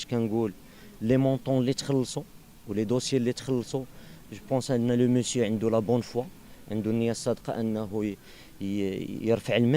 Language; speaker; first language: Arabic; native; Arabic